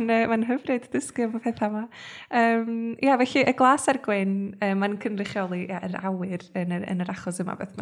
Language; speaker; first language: Welsh; native; Welsh